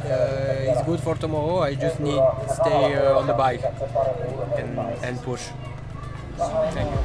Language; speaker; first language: English; non-native, learner; French